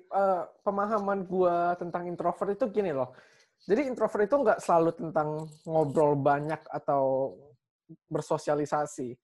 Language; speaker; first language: Indonesian; native; Indonesian